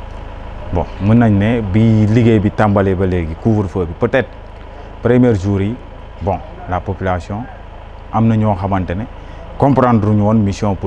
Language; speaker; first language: French; non-native, local second language; Wolof